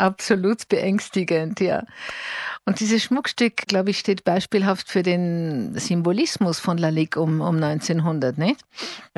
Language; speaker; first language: German; native; German